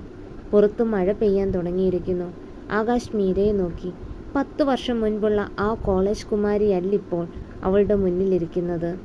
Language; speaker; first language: Malayalam; native; Malayalam